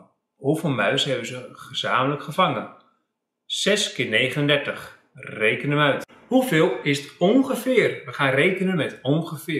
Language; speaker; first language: Dutch; native; Dutch